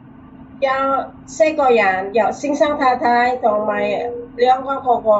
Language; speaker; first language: Cantonese; non-native, learner; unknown